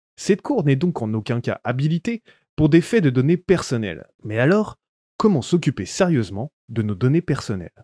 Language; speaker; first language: French; native; French